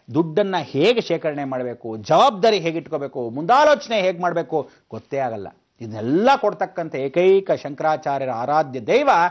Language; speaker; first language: Kannada; native; Kannada